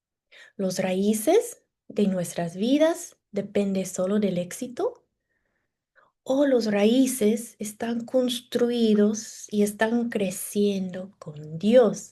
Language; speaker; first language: Spanish; non-native, fluent; English